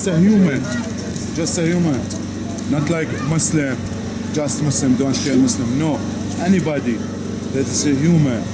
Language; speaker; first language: English; non-native, learner; Arabic